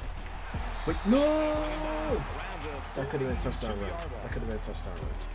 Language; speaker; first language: English; native; English